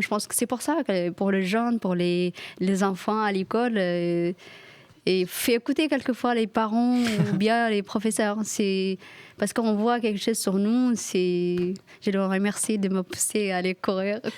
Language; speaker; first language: French; non-native, fluent; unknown